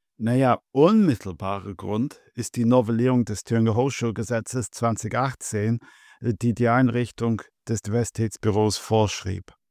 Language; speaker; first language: German; non-native, fluent; English